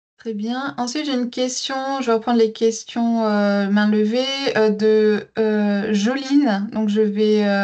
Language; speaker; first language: French; native; French